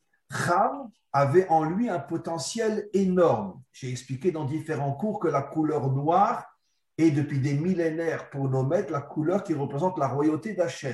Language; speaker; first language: French; native; French